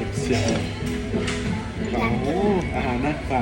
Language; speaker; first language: Thai; native; Thai